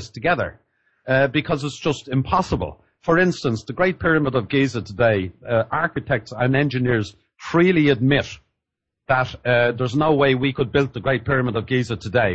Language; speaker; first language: English; native; English